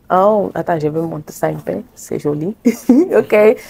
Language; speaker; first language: French; non-native, learner; Portuguese